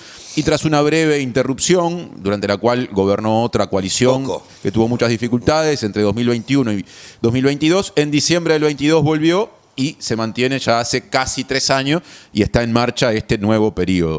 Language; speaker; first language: Spanish; native; Spanish